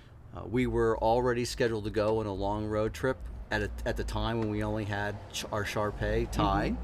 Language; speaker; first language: English; native; English